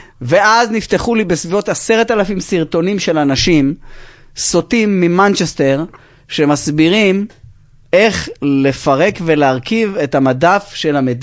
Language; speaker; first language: Hebrew; native; Hebrew